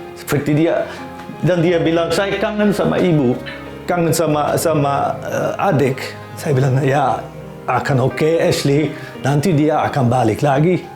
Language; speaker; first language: Indonesian; non-native, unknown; Dutch